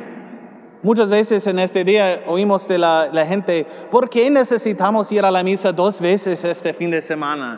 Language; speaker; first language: Spanish; non-native, learner; English